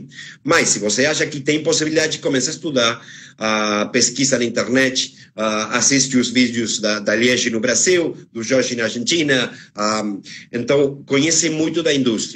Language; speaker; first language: Portuguese; non-native, fluent; Spanish